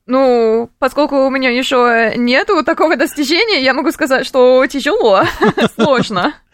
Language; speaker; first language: Russian; early bilingual, heritage; English